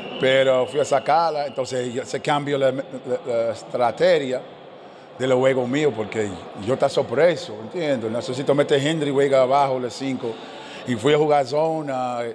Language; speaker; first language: Spanish; non-native, learner; English